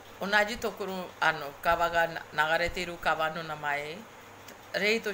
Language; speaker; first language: Japanese; non-native, fluent; Hindi